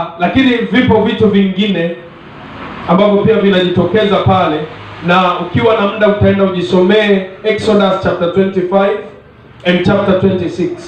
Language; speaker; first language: Swahili; non-native, local second language; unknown